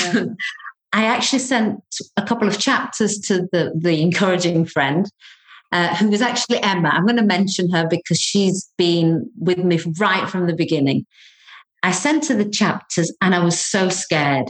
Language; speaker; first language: English; native; English